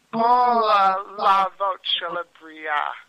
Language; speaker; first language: Hebrew; non-native, learner; English